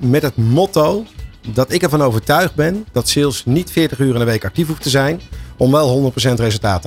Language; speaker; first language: Dutch; native; Dutch